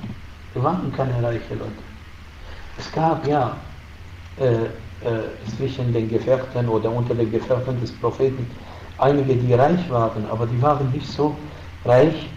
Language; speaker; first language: German; non-native, fluent; Arabic